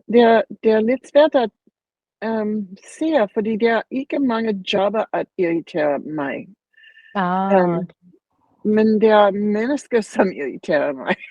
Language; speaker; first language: Danish; non-native, learner; English